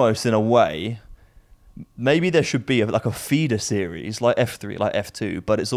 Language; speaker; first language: English; native; English